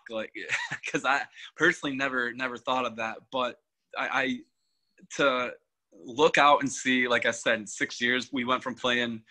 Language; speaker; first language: English; native; English